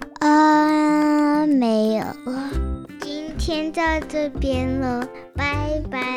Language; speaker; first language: Chinese; early bilingual, heritage; Chinese